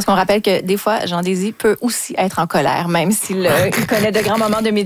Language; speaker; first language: French; native; French